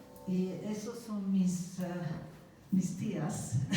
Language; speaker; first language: Spanish; non-native, fluent; English